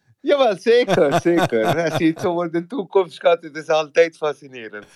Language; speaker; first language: Dutch; non-native, fluent; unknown